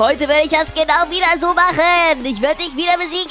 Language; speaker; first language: German; native; German